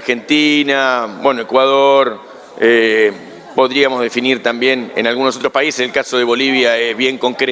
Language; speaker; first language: Spanish; native; Spanish